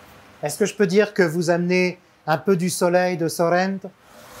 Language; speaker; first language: French; native; French